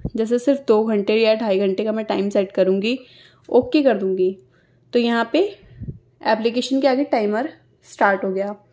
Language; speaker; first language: Hindi; native; Hindi